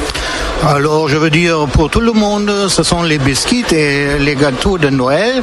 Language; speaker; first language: French; non-native, learner; German